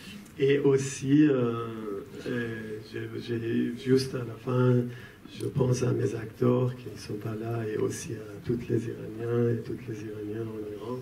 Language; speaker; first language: French; non-native, fluent; Persian